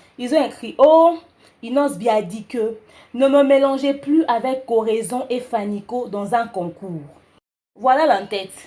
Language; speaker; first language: French; non-native, local second language; Lingala